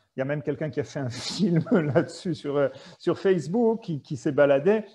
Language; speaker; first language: French; native; French